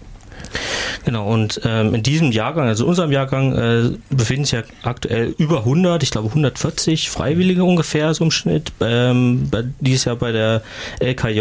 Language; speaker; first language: German; native; German